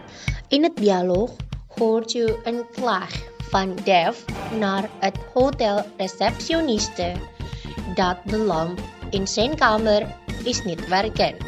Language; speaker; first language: Dutch; non-native, fluent; Indonesian